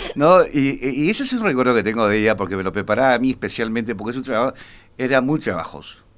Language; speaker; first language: Spanish; native; Spanish